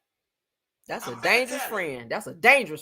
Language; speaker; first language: English; native; English